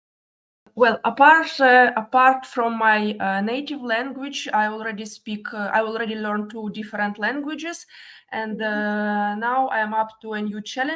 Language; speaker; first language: English; non-native, fluent; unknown